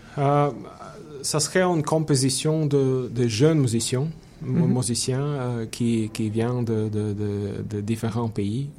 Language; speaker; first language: French; non-native, fluent; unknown